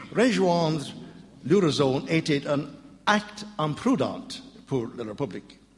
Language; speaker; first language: French; non-native, learner; English